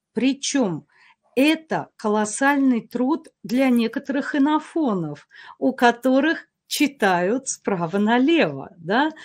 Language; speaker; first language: Russian; native; Russian